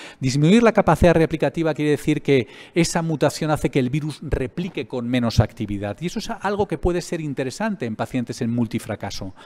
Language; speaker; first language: Spanish; native; Spanish